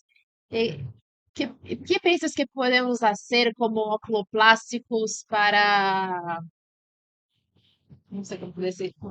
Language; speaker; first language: Spanish; non-native, learner; Portuguese